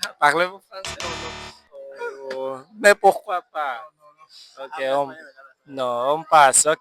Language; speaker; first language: French; non-native, fluent; Portuguese